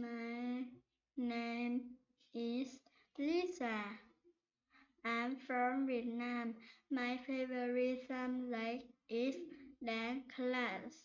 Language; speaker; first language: English; non-native, learner; Vietnamese